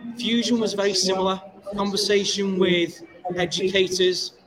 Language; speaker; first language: English; native; English